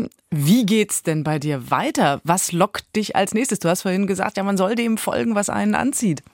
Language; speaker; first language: German; native; German